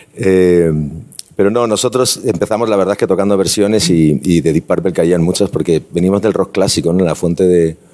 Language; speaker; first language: Spanish; native; Spanish